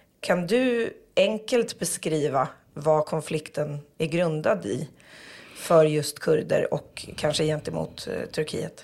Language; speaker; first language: Swedish; native; Swedish